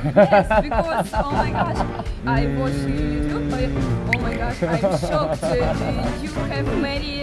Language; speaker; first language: English; non-native, learner; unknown